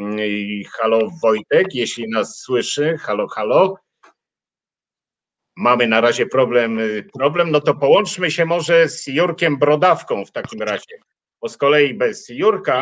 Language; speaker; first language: Polish; native; Polish